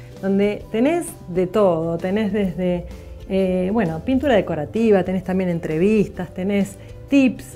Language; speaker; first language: Spanish; native; Spanish